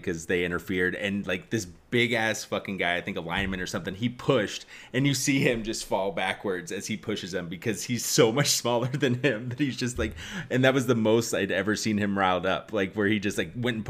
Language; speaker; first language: English; native; English